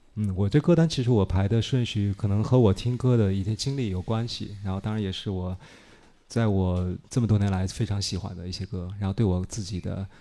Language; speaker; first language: Chinese; native; Chinese